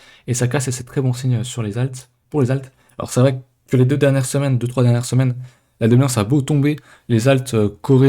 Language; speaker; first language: French; native; French